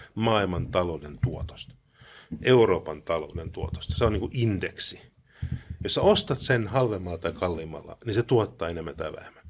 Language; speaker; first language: Finnish; early bilingual, heritage; Finnish